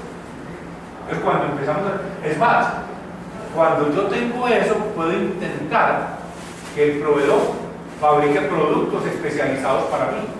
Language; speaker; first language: Spanish; native; Spanish